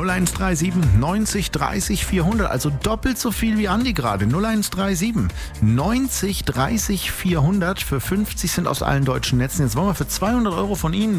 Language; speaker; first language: German; native; German